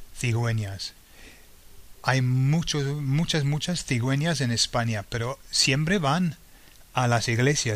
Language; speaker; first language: Spanish; non-native, fluent; English